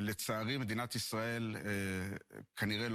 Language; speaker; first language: Hebrew; native; Hebrew